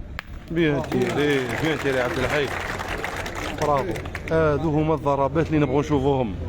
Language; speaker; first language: Arabic; native; Arabic